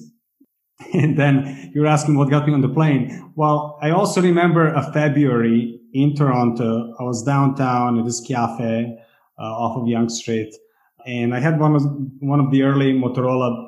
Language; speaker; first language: English; non-native, fluent; Serbian